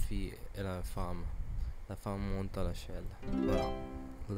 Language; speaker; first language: French; non-native, learner; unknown